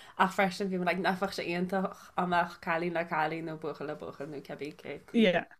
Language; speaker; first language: Irish; native; Irish